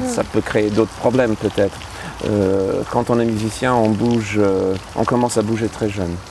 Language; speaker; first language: French; early bilingual, other home language; English